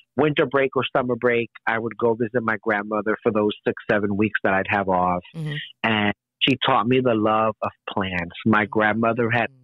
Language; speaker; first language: English; native; English